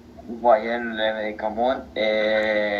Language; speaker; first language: French; non-native, learner; Spanish